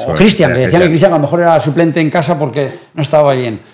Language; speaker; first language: Spanish; native; Spanish